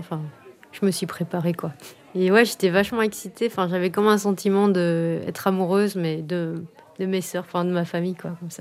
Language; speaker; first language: French; native; French